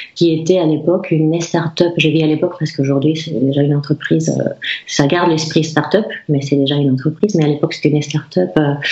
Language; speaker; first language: French; non-native, fluent; Spanish